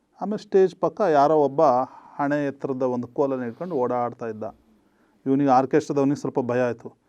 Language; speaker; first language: Kannada; native; Kannada